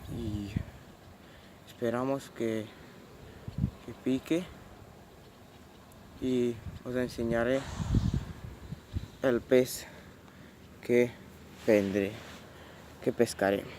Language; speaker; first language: Spanish; non-native, local second language; Catalan